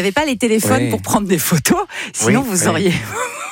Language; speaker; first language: French; native; French